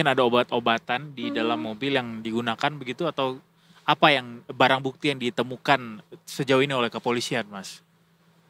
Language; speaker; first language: Indonesian; native; Indonesian